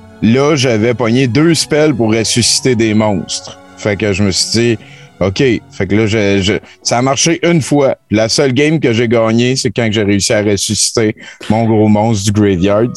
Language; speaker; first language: French; native; French